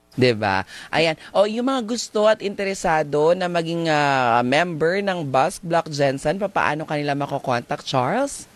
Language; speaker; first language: Filipino; native; Filipino